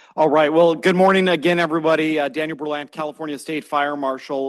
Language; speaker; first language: English; native; English